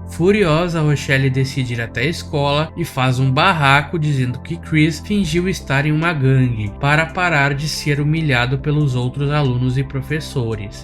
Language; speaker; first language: Portuguese; native; Portuguese